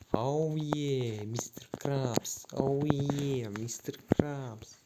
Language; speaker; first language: Russian; non-native, local second language; Kazakh